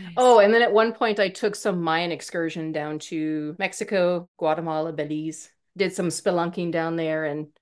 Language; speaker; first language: English; native; English